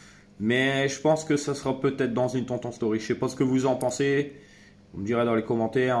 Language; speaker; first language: French; native; French